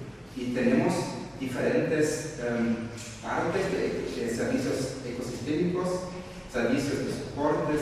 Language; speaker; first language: Spanish; non-native, fluent; German